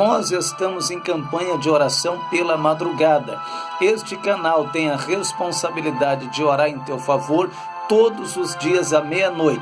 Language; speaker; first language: Portuguese; native; Portuguese